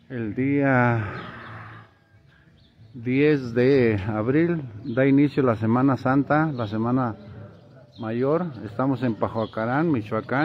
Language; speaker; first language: Spanish; native; Spanish